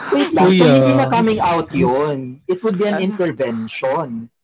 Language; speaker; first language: Filipino; non-native, local second language; Bikol